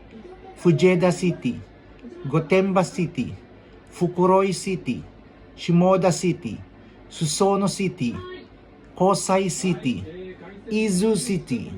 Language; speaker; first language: English; non-native, local second language; Filipino